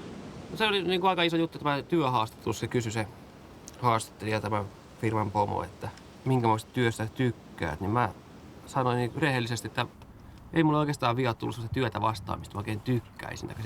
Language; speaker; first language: Finnish; native; Finnish